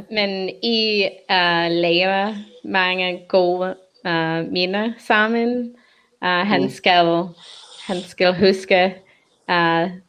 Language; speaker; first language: Danish; non-native, learner; English